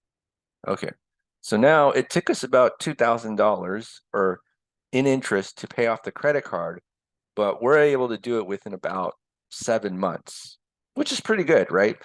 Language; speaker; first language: English; early bilingual, other home language; Korean